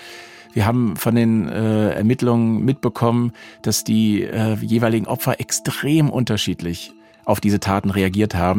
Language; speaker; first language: German; native; German